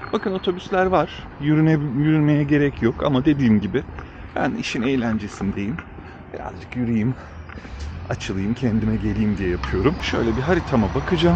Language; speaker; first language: Turkish; early bilingual, heritage; Turkish